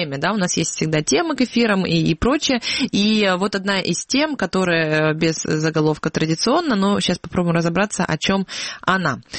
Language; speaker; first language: Russian; native; Russian